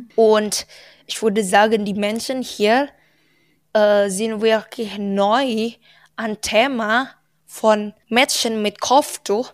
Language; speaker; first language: German; non-native, learner; Indonesian